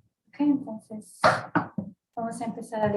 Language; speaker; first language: Spanish; early bilingual, heritage; Spanish